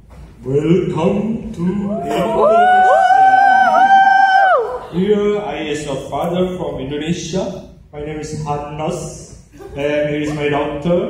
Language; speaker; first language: English; non-native, learner; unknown